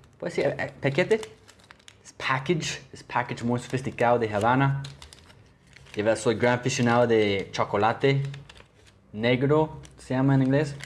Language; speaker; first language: Spanish; non-native, learner; English